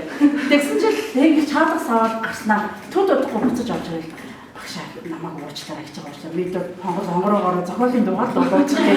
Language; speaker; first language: Mongolian; native; Mongolian